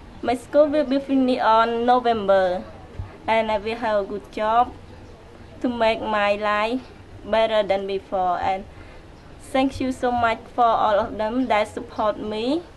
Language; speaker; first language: English; non-native, learner; Khmer